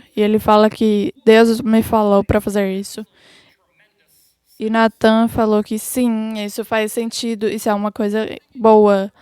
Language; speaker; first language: Portuguese; non-native, fluent; English